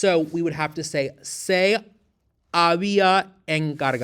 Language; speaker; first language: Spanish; non-native, fluent; English